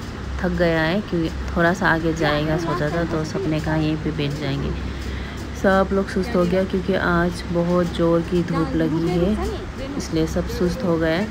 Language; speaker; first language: Hindi; non-native, local second language; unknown